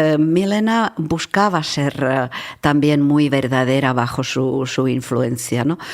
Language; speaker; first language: Spanish; non-native, fluent; Czech